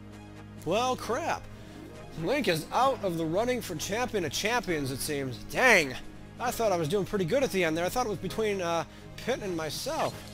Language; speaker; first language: English; native; English